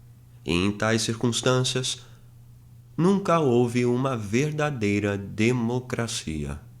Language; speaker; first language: Portuguese; native; Portuguese